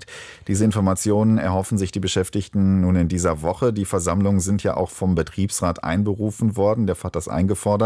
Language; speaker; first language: German; native; German